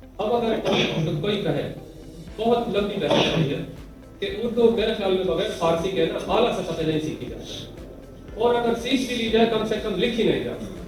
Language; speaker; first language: Urdu; non-native, local second language; Pashto